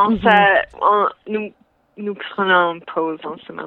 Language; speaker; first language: French; non-native, local second language; English